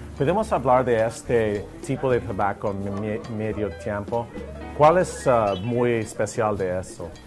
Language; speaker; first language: Spanish; non-native, learner; English